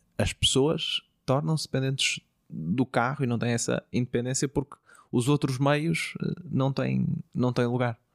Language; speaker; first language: Portuguese; native; Portuguese